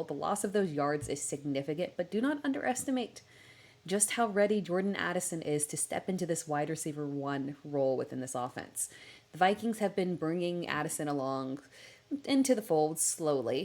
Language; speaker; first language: English; native; English